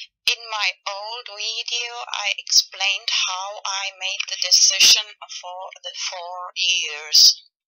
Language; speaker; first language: English; non-native, fluent; German